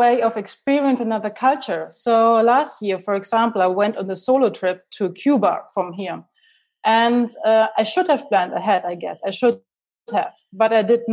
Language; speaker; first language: English; non-native, fluent; German